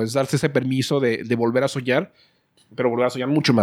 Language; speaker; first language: Spanish; native; Spanish